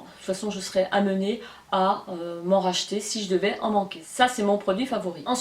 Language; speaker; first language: French; native; French